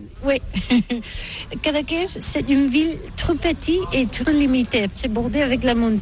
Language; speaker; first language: French; non-native, learner; Catalan